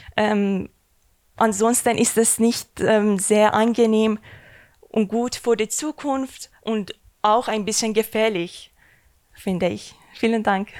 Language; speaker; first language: German; non-native, learner; Persian